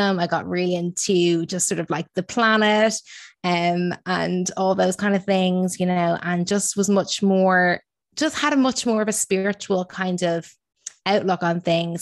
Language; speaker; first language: English; native; English